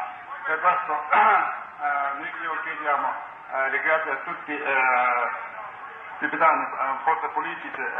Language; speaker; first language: Italian; non-native, learner; Tibetan